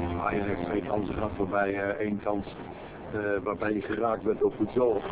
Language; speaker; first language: Dutch; native; Dutch